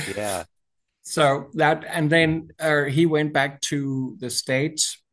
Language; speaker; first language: English; non-native, fluent; Danish